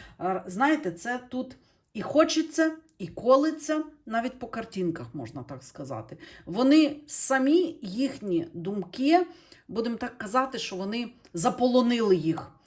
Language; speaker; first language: Ukrainian; non-native, local second language; Russian